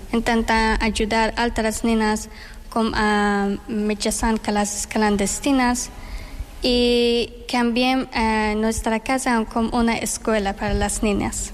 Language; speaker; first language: Catalan; non-native, learner; Persian